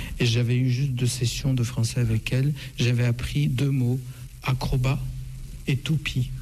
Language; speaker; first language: French; non-native, fluent; Russian